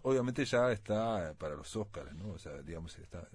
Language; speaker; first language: Spanish; native; Spanish